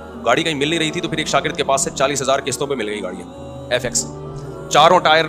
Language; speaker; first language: Urdu; native; Urdu